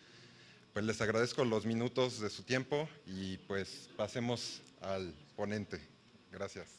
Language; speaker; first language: Spanish; native; Spanish